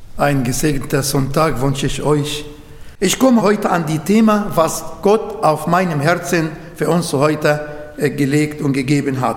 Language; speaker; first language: German; non-native, learner; Arabic